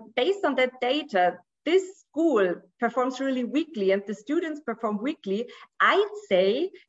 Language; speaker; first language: English; non-native, fluent; Portuguese